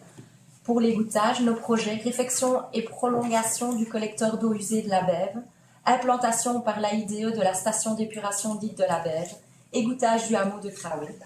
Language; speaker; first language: French; native; French